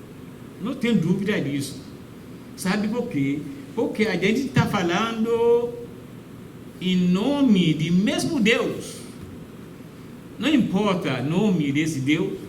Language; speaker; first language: Portuguese; non-native, fluent; Yoruba